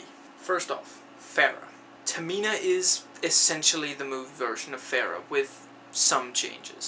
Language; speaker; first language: English; native; English